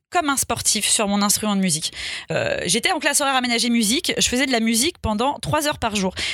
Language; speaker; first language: French; native; French